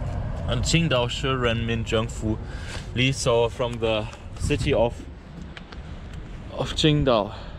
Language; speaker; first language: English; non-native, fluent; German